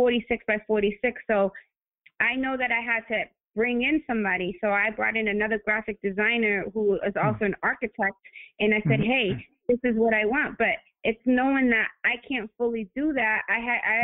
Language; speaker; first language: English; native; English